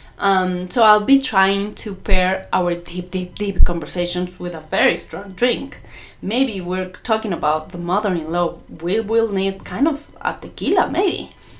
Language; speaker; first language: English; non-native, fluent; Spanish